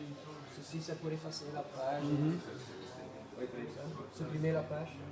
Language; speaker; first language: French; non-native, fluent; Dutch